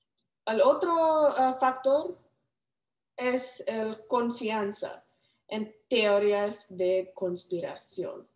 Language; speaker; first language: Spanish; non-native, learner; English